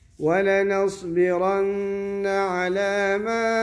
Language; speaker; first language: Arabic; non-native, learner; Indonesian